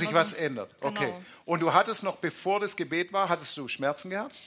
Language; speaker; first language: German; native; German